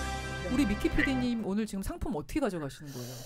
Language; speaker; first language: Korean; native; Korean